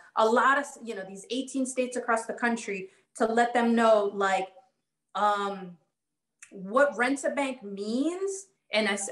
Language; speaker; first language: English; native; English